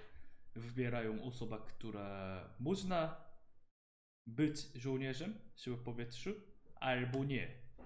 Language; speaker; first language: Polish; non-native, learner; Korean